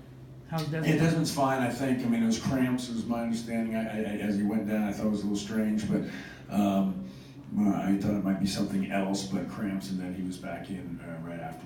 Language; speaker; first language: English; native; English